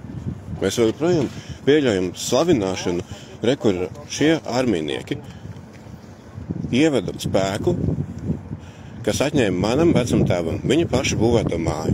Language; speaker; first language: Latvian; native; Latvian